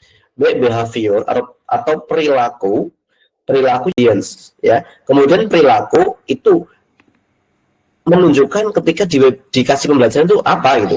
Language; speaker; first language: Indonesian; native; Indonesian